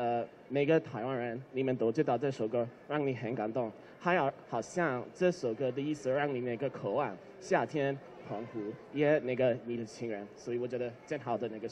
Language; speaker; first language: Chinese; non-native, learner; English